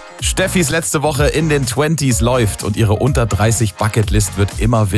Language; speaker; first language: German; native; German